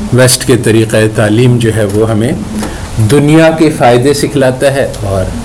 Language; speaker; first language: Urdu; native; Urdu